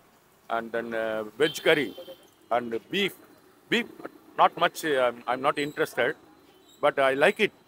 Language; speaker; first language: English; non-native, learner; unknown